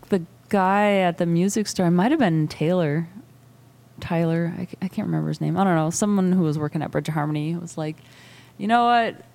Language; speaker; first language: English; native; English